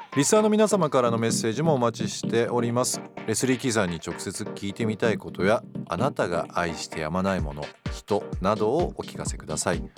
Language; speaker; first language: Japanese; native; Japanese